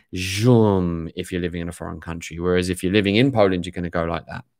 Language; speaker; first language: English; native; English